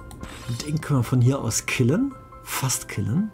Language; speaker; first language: German; native; German